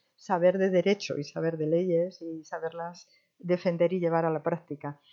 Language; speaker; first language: Spanish; native; Spanish